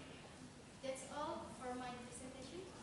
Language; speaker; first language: English; non-native, fluent; Indonesian